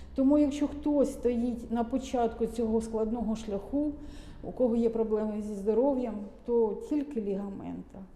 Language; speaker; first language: Ukrainian; native; Ukrainian